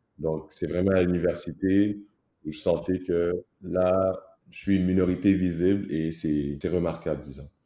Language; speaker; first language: French; early bilingual, other home language; Kinyarwanda